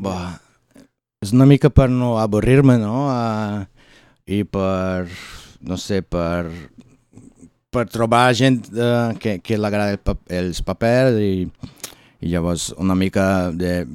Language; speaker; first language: Catalan; non-native, learner; Portuguese